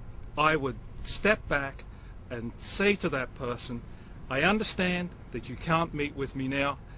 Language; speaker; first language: English; native; English